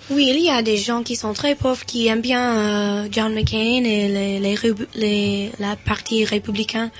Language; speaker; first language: French; non-native, fluent; English